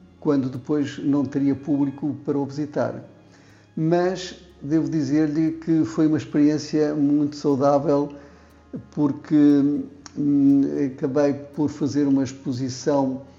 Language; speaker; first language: Portuguese; native; Portuguese